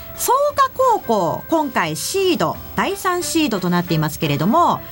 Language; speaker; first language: Japanese; native; Japanese